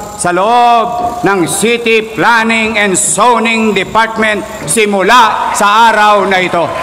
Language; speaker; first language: Filipino; native; Filipino